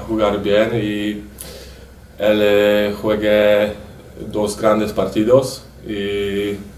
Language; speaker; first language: Spanish; non-native, learner; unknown